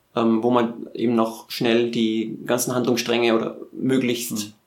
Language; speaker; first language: German; native; German